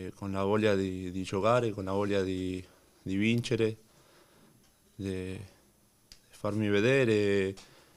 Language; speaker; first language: Italian; non-native, learner; Spanish